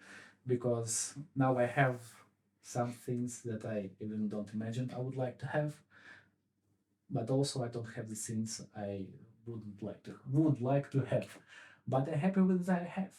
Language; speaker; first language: English; non-native, fluent; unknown